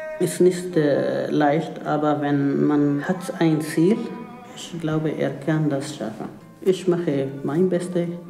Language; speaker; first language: German; non-native, learner; Arabic